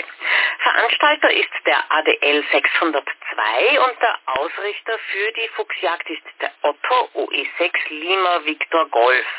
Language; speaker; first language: German; native; German